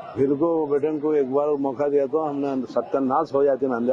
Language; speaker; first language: Hindi; non-native, local second language; Telugu